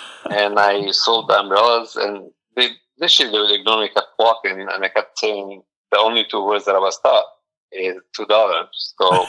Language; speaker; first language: English; non-native, fluent; Arabic